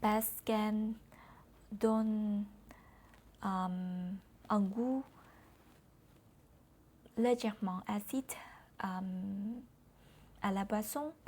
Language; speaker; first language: French; non-native, learner; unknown